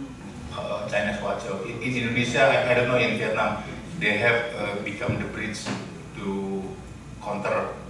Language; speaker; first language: English; non-native, learner; Indonesian